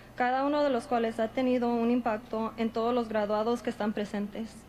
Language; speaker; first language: Spanish; early bilingual, heritage; Spanish